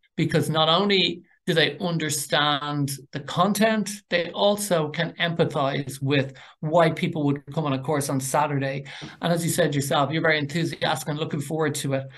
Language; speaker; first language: English; native; English